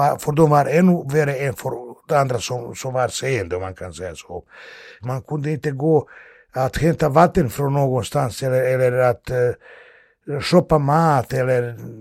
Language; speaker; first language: Swedish; non-native, fluent; Bosnian